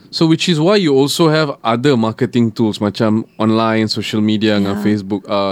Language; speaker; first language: English; non-native, local second language; Malay